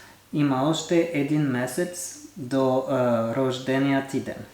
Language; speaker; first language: Bulgarian; non-native, learner; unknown